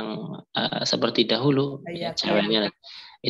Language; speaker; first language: Indonesian; native; Indonesian